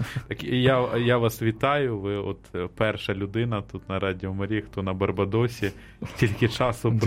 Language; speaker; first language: Ukrainian; native; Ukrainian